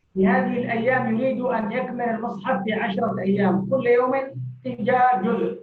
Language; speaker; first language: Arabic; native; Arabic